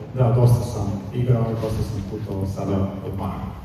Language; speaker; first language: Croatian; non-native, fluent; Russian